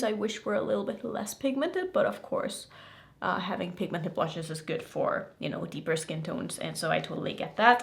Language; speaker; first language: English; native; English